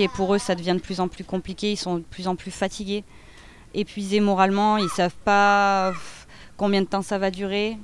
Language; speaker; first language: French; native; French